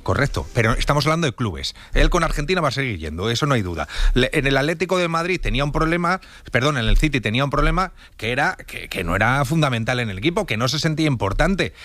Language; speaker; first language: Spanish; native; Spanish